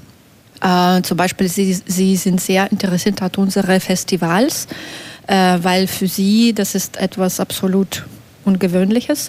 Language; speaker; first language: German; non-native, fluent; Belarusian